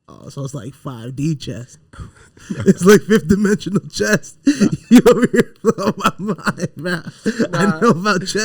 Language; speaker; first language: English; native; English